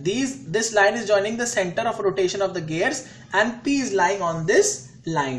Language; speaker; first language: English; non-native, local second language; Hindi